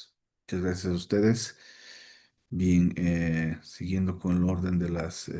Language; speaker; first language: Spanish; native; Spanish